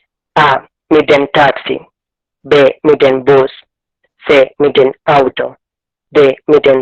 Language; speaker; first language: German; non-native, learner; Spanish